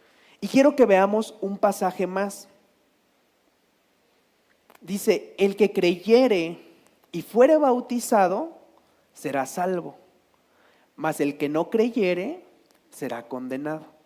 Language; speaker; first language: Spanish; native; Spanish